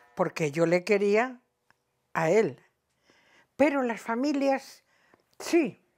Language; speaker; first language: Spanish; native; Spanish